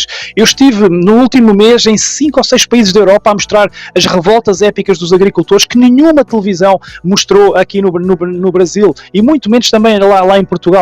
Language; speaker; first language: Portuguese; native; Portuguese